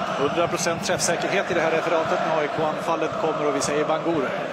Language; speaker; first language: Swedish; native; Swedish